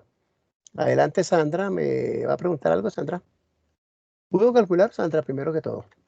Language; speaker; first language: Spanish; native; Spanish